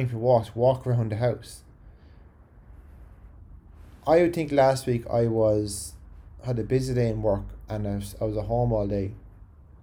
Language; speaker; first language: English; native; English